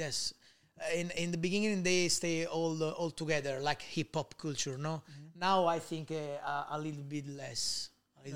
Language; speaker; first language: English; non-native, learner; Italian